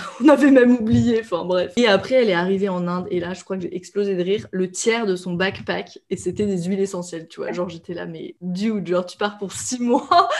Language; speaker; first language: French; native; French